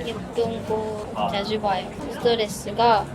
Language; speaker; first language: Korean; non-native, learner; Japanese